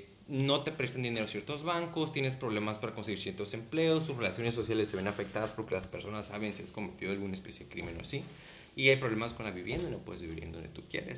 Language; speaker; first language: Spanish; native; Spanish